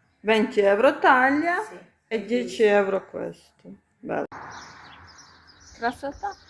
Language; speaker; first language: Italian; non-native, learner; Ukrainian